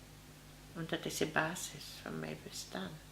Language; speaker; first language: Dutch; non-native, learner; Spanish